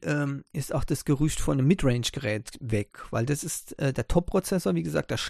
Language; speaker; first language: German; native; German